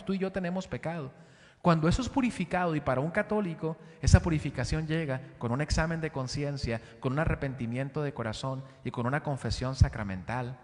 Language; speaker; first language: Spanish; native; Spanish